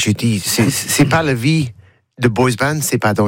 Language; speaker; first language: French; non-native, learner; English